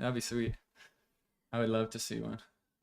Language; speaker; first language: English; native; English